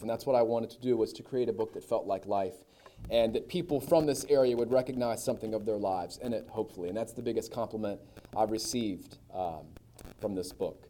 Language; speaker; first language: English; native; English